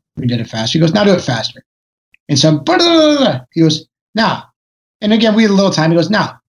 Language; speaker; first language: English; native; English